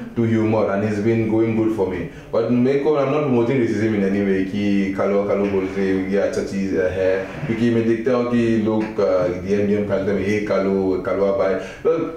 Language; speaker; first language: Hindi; non-native, fluent; Igbo